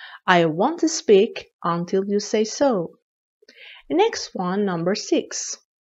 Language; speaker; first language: English; non-native, fluent; Persian